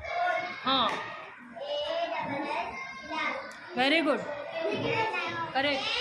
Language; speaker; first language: English; non-native, local second language; Urdu